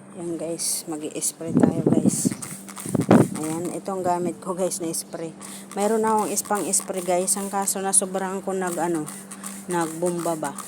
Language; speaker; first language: Filipino; non-native, local second language; Iloko